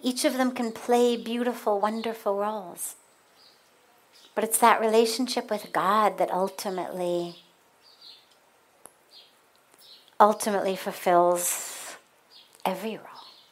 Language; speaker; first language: English; native; English